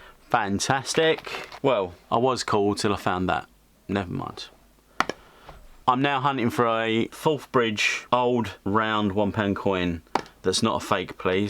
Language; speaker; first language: English; native; English